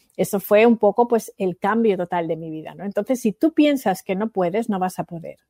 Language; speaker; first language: Spanish; native; Spanish